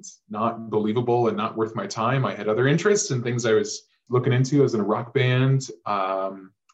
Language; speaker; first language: English; native; English